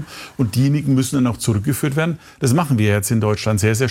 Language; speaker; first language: German; native; German